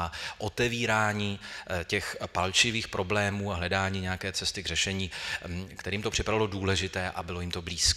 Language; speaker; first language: Czech; native; Czech